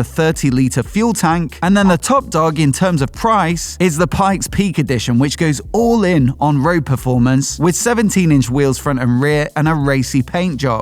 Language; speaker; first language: English; native; English